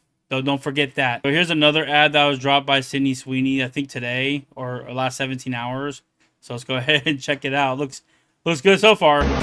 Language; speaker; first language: English; native; English